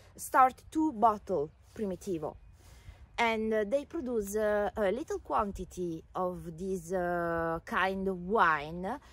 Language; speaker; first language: English; non-native, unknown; Italian